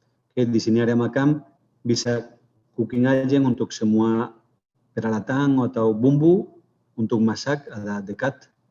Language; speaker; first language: Indonesian; non-native, fluent; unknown